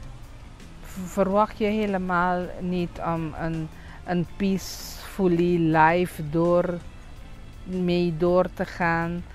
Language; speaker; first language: Dutch; non-native, local second language; Papiamento